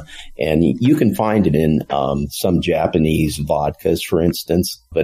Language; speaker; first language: English; native; English